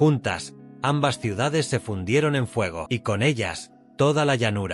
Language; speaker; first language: Spanish; native; Spanish